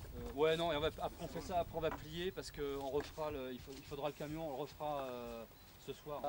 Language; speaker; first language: French; native; French